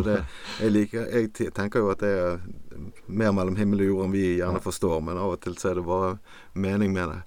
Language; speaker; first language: Norwegian; native; Norwegian